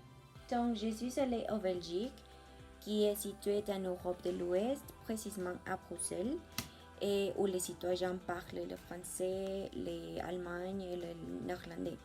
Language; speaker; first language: French; non-native, learner; Spanish